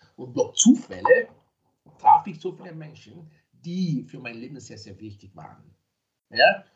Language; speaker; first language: German; non-native, fluent; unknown